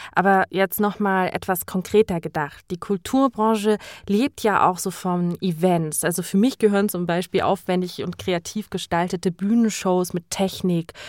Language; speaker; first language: German; native; German